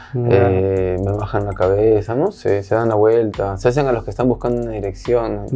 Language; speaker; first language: Spanish; early bilingual, heritage; Spanish